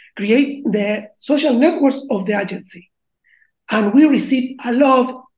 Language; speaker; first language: English; non-native, learner; Spanish